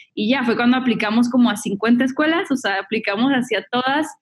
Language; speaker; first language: Spanish; native; Spanish